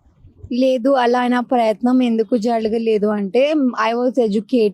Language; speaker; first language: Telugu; non-native, local second language; Hindi